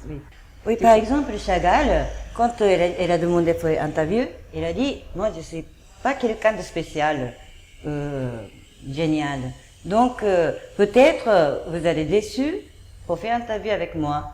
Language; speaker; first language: French; non-native, fluent; Japanese